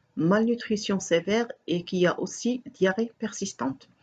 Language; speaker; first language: French; non-native, local second language; Arabic